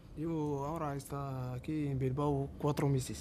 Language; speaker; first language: Spanish; non-native, learner; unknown